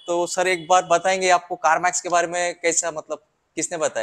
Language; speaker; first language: Hindi; non-native, local second language; Marathi